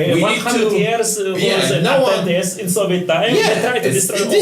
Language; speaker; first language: English; non-native, learner; Russian